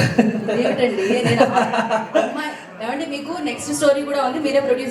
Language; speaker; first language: Telugu; native; Telugu